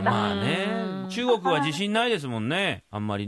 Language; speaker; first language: Japanese; native; Japanese